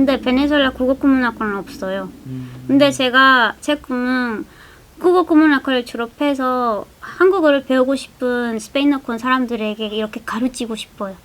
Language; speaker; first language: Korean; non-native, fluent; Spanish